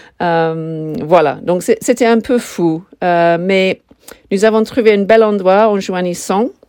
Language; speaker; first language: French; non-native, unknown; English